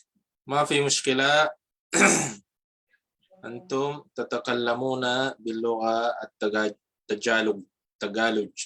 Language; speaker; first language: Arabic; non-native, fluent; Filipino